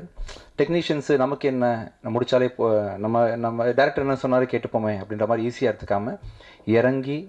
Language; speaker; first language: Tamil; native; Tamil